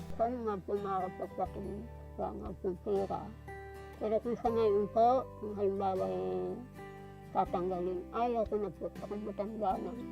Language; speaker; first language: Filipino; native; Filipino